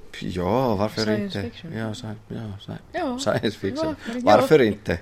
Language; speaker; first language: Swedish; non-native, local second language; Finnish